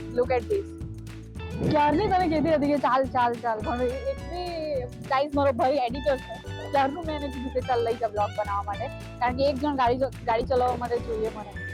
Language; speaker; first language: Gujarati; native; Gujarati